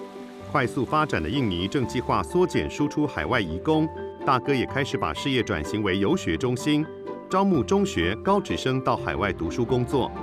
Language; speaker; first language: Chinese; native; Chinese